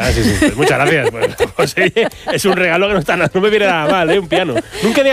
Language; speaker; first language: Spanish; native; Spanish